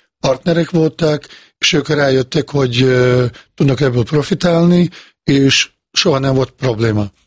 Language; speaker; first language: Hungarian; non-native, fluent; Bosnian